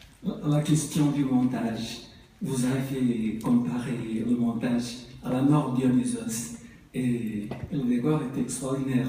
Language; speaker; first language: French; native; French